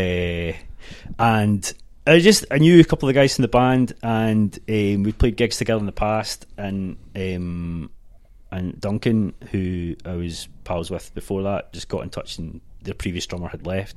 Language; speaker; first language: English; native; English